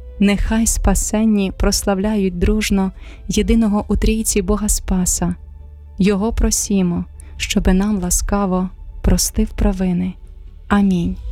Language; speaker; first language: Ukrainian; native; Ukrainian